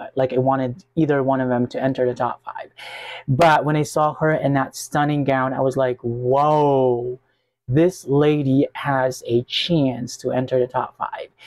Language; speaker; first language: English; non-native, local second language; Hiligaynon